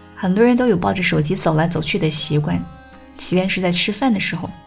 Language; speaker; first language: Chinese; native; Chinese